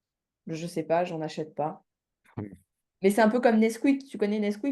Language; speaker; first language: French; native; French